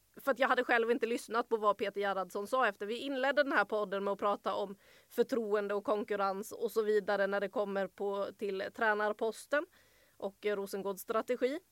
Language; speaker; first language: Swedish; native; Swedish